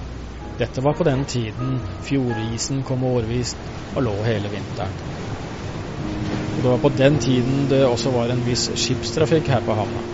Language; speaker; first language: Norwegian; native; Norwegian